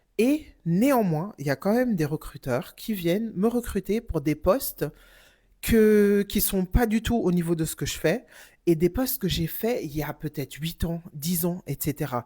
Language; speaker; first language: French; non-native, fluent; German